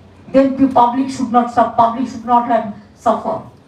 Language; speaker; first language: English; non-native, local second language; Bangla